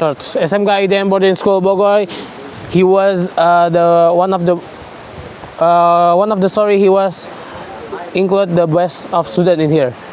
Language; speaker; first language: English; non-native, learner; Indonesian